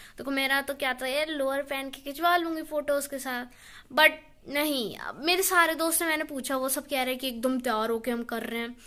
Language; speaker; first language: Hindi; native; Hindi